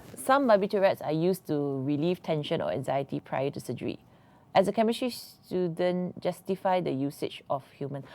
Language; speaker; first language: English; non-native, local second language; Malay